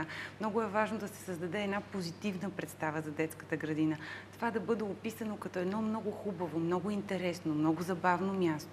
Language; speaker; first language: Bulgarian; native; Bulgarian